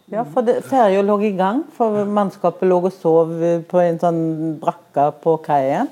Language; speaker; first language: Norwegian; native; Norwegian